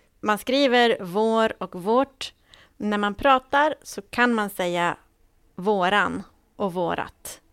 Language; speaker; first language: Swedish; native; Swedish